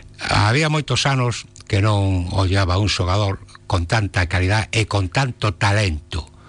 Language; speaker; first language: Galician; non-native, local second language; Spanish